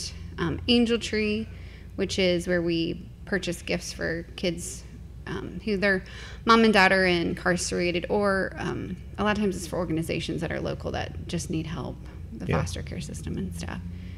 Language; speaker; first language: English; native; English